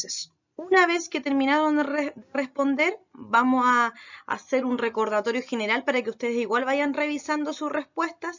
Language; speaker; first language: Spanish; native; Spanish